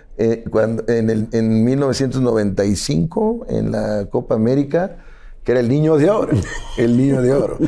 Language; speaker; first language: Spanish; native; Spanish